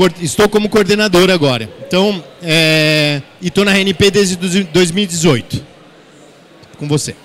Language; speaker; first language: Portuguese; early bilingual, other home language; Spanish